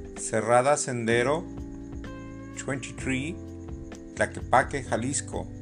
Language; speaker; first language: English; non-native, learner; Spanish